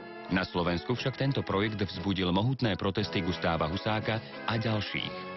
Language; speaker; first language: Slovak; native; Slovak